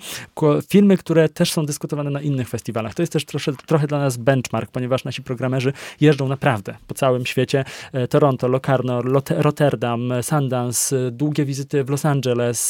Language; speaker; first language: Polish; native; Polish